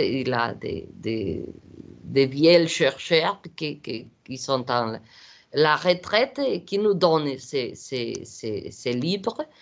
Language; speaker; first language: French; non-native, learner; Portuguese